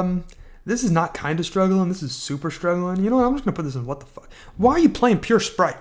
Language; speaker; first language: English; native; English